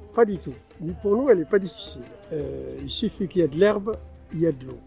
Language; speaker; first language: French; non-native, local second language; Tamasheq